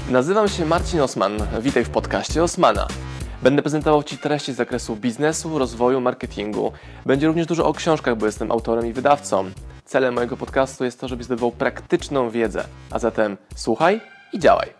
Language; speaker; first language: Polish; native; Polish